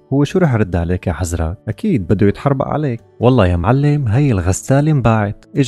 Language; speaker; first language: Arabic; native; Arabic